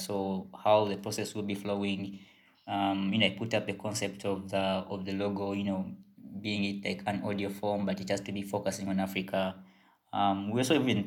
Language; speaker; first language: English; non-native, local second language; Ganda